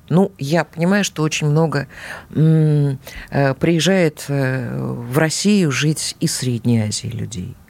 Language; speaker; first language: Russian; native; Russian